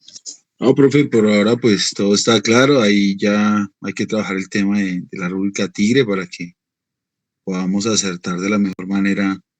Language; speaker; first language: Spanish; native; Spanish